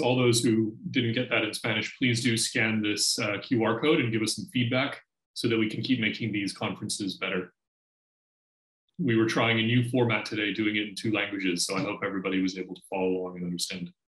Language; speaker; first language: English; native; English